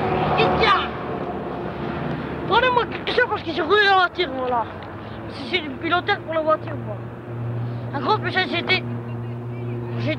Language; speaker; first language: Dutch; non-native, local second language; Romany